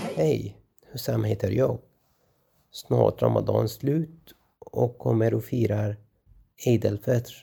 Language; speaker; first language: Swedish; non-native, learner; Arabic